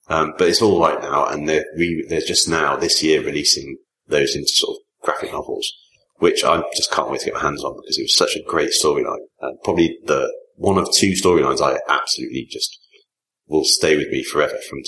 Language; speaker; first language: English; native; English